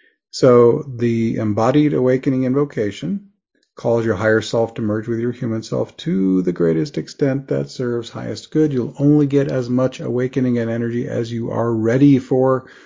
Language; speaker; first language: English; native; English